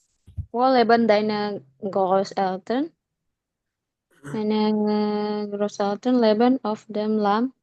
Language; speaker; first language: German; non-native, learner; Indonesian